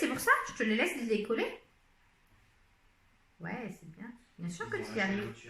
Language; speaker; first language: French; native; French